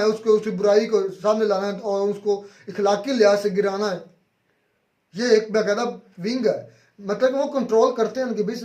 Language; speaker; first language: Urdu; non-native, local second language; Kashmiri